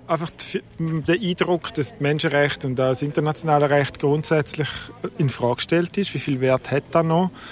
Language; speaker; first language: German; native; German